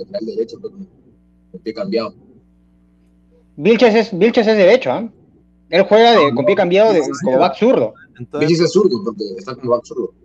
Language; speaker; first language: Spanish; native; Spanish